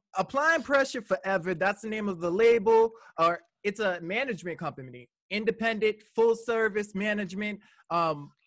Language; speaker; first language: English; native; English